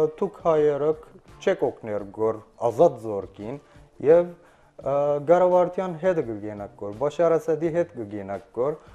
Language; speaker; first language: Armenian; early bilingual, heritage; Armenian